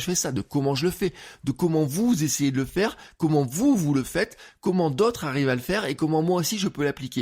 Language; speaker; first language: French; native; French